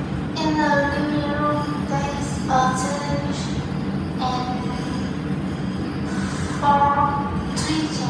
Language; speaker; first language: English; non-native, learner; Vietnamese